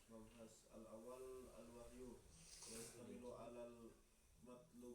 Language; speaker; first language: Arabic; non-native, learner; Indonesian